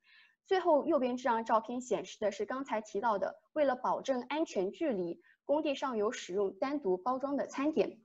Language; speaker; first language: Chinese; native; Chinese